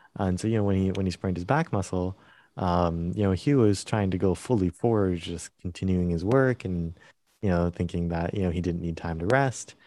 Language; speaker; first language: English; native; English